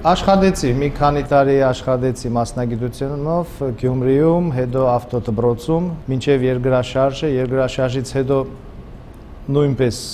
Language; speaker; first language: Armenian; native; Armenian